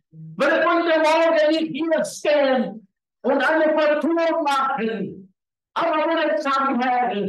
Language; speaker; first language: German; non-native, learner; Afrikaans